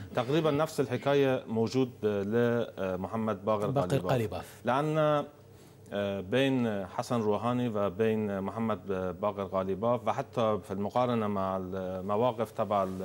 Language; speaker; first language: Arabic; non-native, fluent; Persian